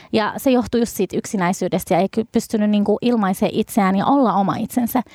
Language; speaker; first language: Finnish; early bilingual, other home language; Arabic